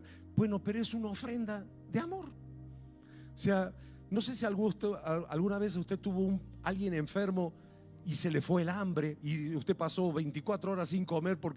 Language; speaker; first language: Spanish; native; Spanish